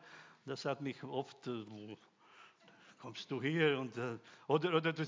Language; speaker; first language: German; non-native, fluent; Croatian